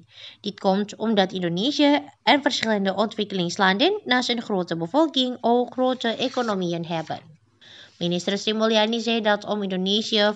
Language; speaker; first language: Dutch; non-native, fluent; Indonesian